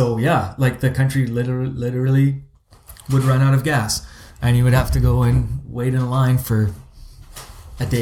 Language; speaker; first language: English; native; English